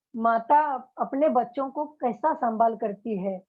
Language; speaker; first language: Hindi; non-native, local second language; Marathi